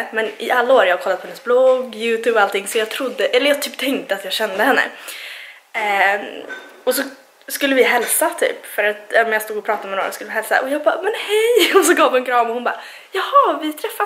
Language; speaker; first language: Swedish; native; Swedish